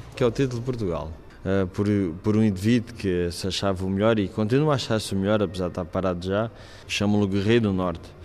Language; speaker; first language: Portuguese; native; Portuguese